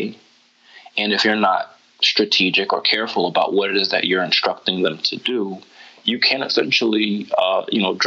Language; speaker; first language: English; native; English